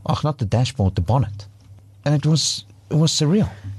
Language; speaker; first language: English; non-native, local second language; Afrikaans